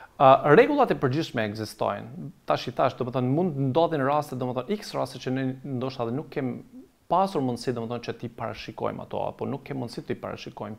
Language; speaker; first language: Albanian; native; Albanian